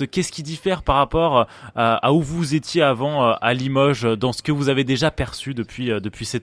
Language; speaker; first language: French; native; French